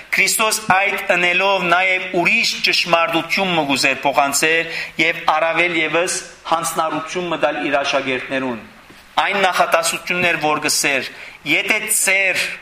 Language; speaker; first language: Armenian; early bilingual, heritage; Armenian